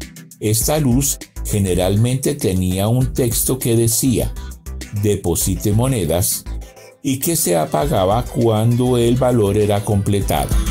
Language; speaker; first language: Spanish; native; Spanish